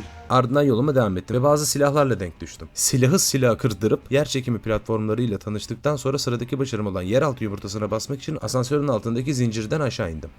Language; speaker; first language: Turkish; native; Turkish